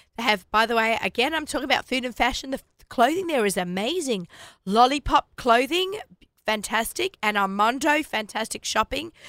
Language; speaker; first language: English; native; English